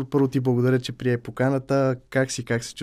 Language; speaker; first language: Bulgarian; native; Bulgarian